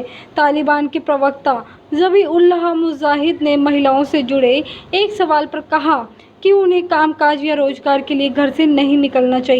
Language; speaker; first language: Hindi; native; Hindi